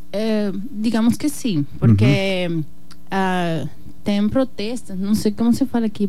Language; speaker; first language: Portuguese; non-native, learner; Spanish